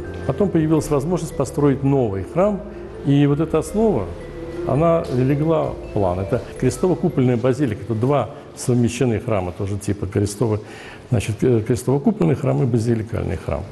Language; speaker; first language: Russian; native; Russian